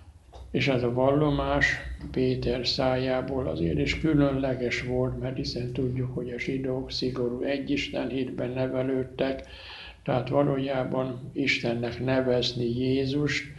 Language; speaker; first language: Hungarian; native; Hungarian